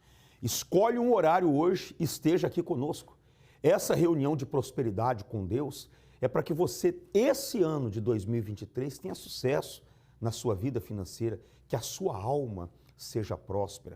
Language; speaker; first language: Portuguese; native; Portuguese